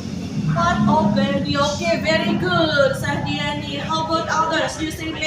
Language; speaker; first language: English; non-native, fluent; Indonesian